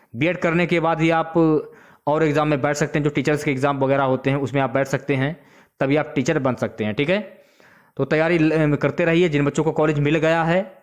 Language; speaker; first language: Hindi; native; Hindi